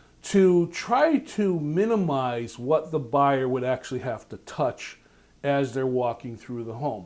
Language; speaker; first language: English; native; English